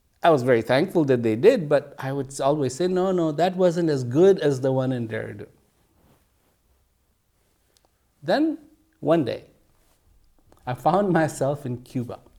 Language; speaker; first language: English; non-native, local second language; Hindi